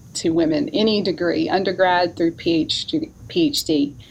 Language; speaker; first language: English; native; English